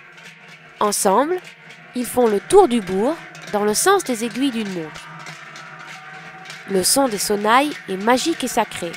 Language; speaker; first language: French; native; French